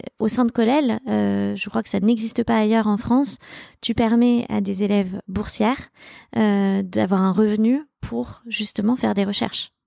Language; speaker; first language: French; native; French